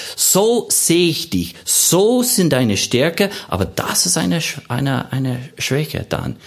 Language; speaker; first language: German; non-native, fluent; English